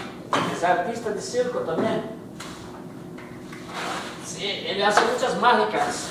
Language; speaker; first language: Spanish; non-native, fluent; Portuguese